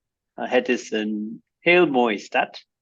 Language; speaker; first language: Dutch; non-native, learner; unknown